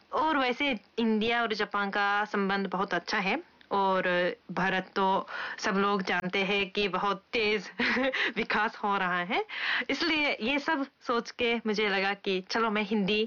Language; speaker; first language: Hindi; non-native, fluent; Japanese